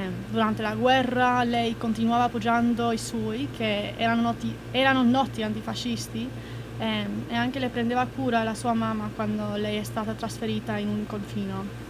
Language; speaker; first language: Italian; non-native, fluent; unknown